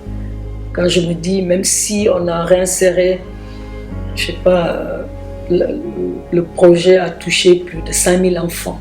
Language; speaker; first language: French; non-native, local second language; Wolof